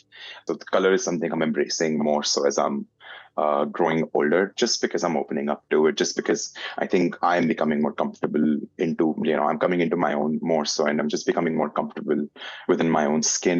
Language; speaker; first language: English; non-native, local second language; Hindi